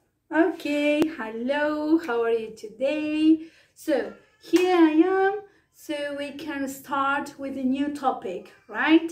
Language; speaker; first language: English; non-native, fluent; Spanish